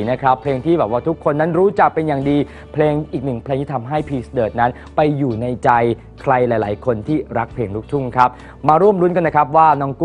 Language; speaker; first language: Thai; native; Thai